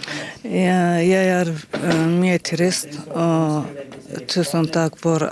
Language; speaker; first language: Norwegian; non-native, learner; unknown